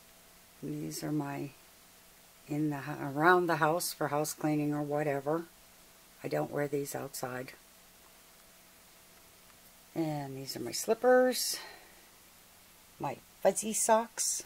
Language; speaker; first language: English; native; English